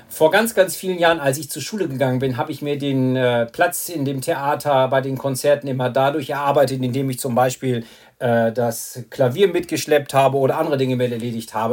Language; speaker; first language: German; native; German